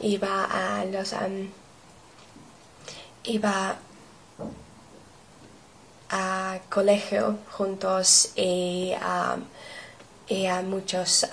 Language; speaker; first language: Spanish; non-native, learner; English